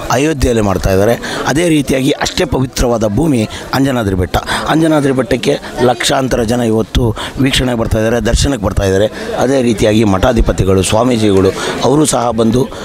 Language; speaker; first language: Kannada; native; Kannada